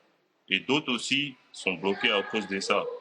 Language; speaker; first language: French; non-native, fluent; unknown